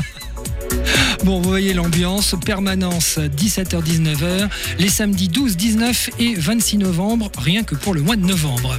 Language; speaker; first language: French; native; French